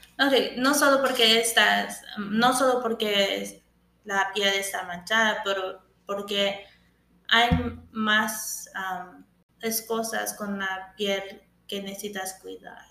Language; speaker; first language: Spanish; early bilingual, heritage; English